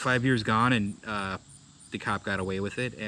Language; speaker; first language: English; native; English